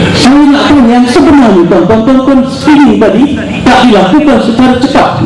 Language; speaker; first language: Malay; native; Malay